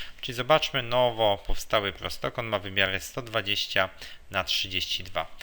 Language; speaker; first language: Polish; native; Polish